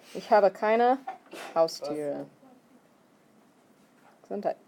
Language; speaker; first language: German; non-native, fluent; English